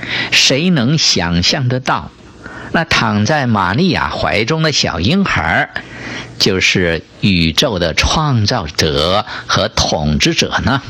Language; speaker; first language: Chinese; native; Chinese